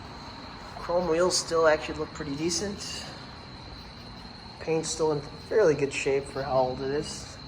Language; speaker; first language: English; native; English